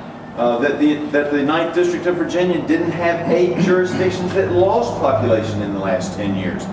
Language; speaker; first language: English; native; English